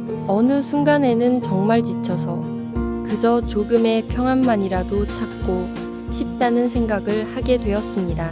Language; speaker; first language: Korean; non-native, fluent; Vietnamese